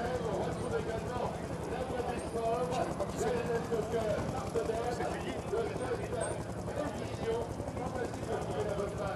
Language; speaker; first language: French; native; French